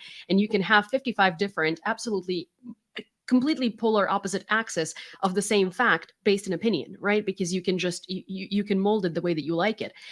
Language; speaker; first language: English; non-native, fluent; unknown